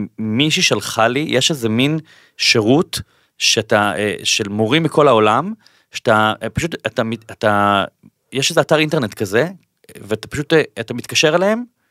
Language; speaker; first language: Hebrew; native; Hebrew